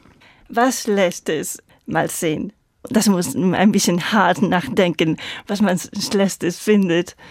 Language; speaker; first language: German; non-native, fluent; Spanish